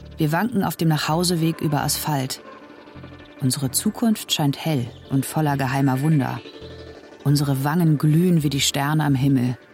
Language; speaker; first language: German; native; German